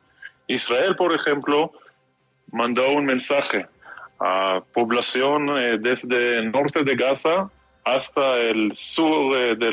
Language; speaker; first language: Spanish; non-native, fluent; Hebrew